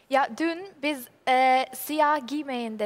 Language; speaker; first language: Turkish; non-native, learner; English